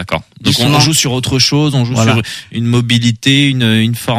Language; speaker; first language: French; native; French